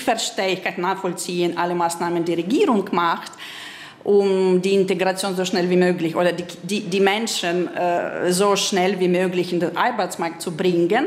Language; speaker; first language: German; non-native, fluent; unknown